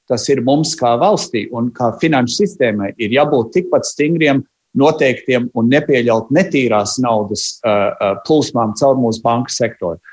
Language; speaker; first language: Latvian; early bilingual, heritage; Latvian